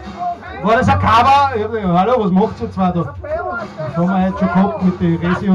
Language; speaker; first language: German; native; German